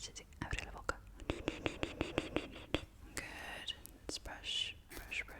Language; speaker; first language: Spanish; non-native, learner; English